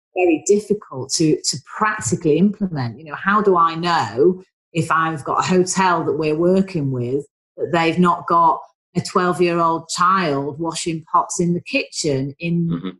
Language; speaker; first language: English; native; English